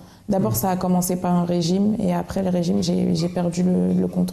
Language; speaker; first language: French; native; French